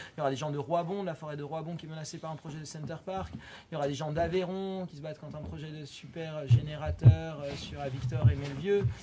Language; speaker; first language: French; native; French